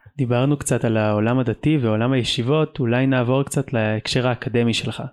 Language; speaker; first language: Hebrew; native; Hebrew